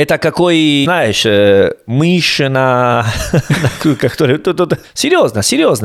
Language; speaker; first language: Russian; non-native, learner; Italian